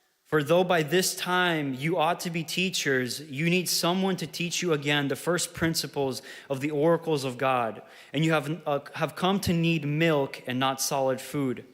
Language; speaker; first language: English; early bilingual, other home language; Ukrainian